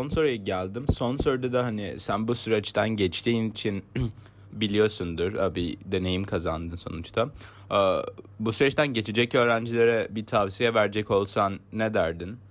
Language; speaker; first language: Turkish; native; Turkish